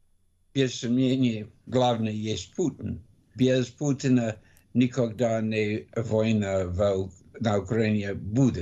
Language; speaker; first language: Russian; non-native, learner; English